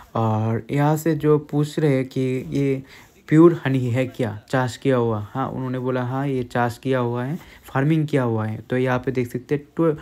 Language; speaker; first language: Hindi; non-native, local second language; Bangla